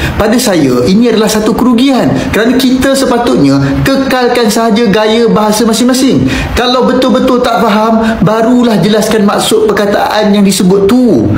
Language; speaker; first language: Malay; native; Malay